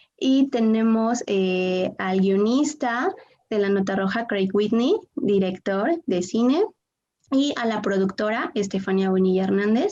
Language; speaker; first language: Spanish; native; Spanish